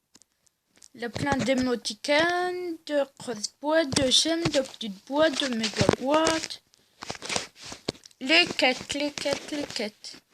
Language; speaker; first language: French; native; French